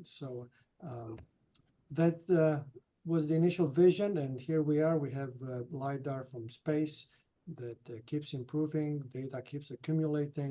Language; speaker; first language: English; non-native, fluent; Romanian